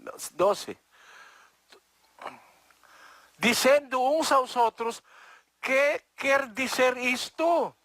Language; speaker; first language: Portuguese; non-native, learner; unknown